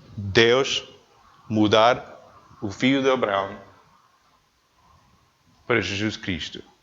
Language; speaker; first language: Portuguese; non-native, learner; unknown